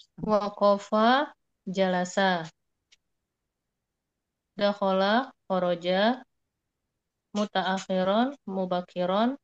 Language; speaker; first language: Arabic; non-native, learner; Indonesian